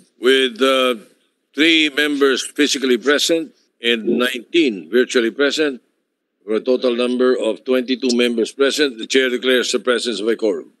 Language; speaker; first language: English; non-native, local second language; Filipino